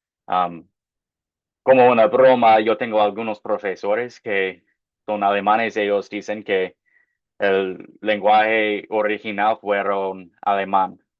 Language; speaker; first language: Spanish; non-native, fluent; English